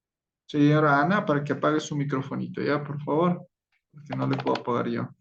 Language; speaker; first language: Spanish; native; Spanish